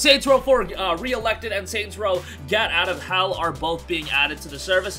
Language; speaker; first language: English; native; English